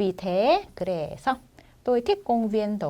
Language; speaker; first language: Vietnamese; non-native, fluent; Korean